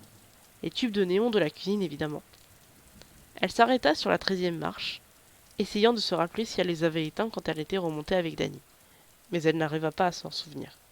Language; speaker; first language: French; native; French